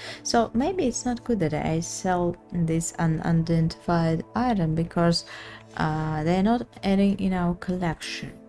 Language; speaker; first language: English; non-native, learner; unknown